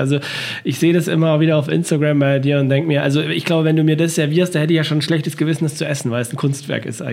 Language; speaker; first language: German; native; German